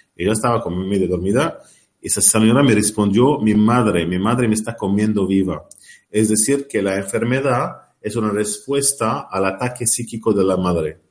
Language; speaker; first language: Spanish; non-native, learner; Arabic